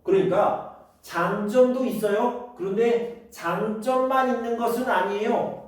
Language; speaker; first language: Korean; native; Korean